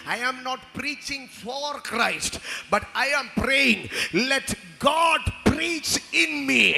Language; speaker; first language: English; non-native, local second language; Malayalam